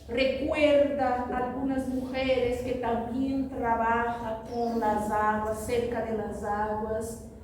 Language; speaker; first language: Spanish; non-native, fluent; Portuguese